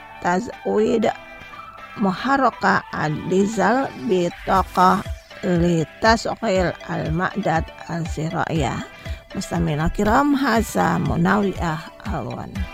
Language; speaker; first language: Arabic; non-native, learner; Indonesian